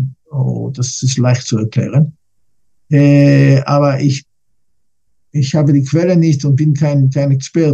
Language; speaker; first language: German; non-native, fluent; English